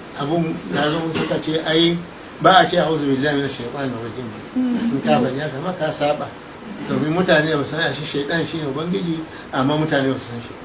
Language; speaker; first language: Hausa; non-native, local second language; Arabic